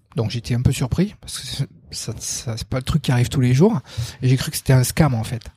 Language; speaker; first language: French; native; French